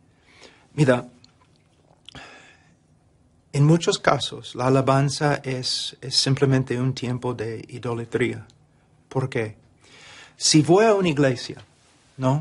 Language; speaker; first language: Spanish; non-native, fluent; English